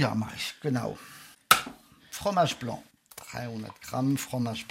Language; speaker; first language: German; non-native, fluent; French